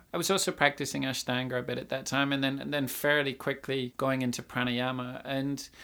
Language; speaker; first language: English; native; English